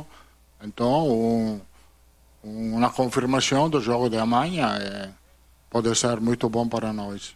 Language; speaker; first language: Portuguese; non-native, fluent; Italian